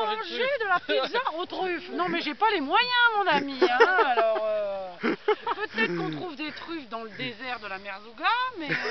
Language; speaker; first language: French; native; French